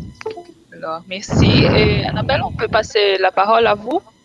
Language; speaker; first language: French; non-native, fluent; Portuguese